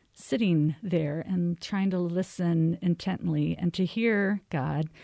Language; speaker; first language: English; native; English